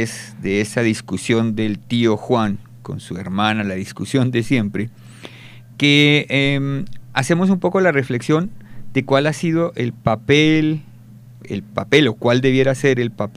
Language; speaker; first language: Spanish; native; Spanish